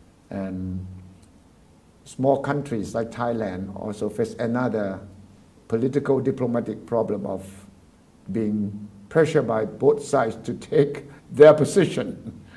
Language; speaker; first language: English; non-native, fluent; Thai